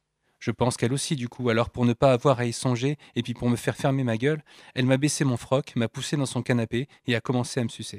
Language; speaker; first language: French; native; French